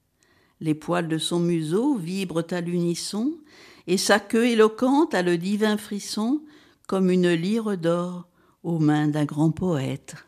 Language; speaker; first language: French; native; French